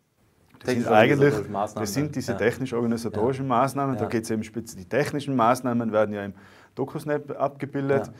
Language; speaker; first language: German; native; German